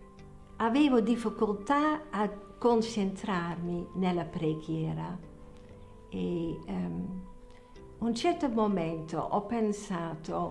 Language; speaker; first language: Italian; non-native, fluent; Dutch